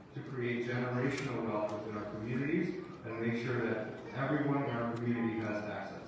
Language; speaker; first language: English; early bilingual, other home language; Spanish